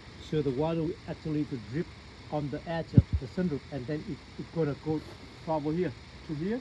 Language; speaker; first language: English; non-native, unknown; Vietnamese